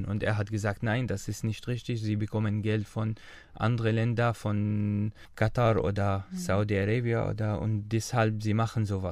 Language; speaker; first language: German; non-native, learner; Arabic